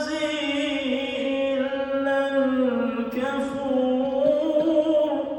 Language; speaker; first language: Arabic; native; Arabic